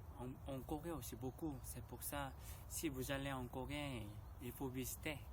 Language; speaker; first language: French; non-native, learner; Korean